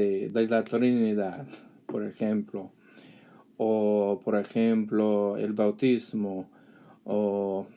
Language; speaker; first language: Spanish; non-native, fluent; English